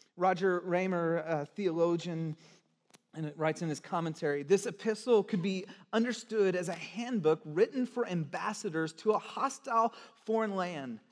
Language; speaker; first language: English; native; English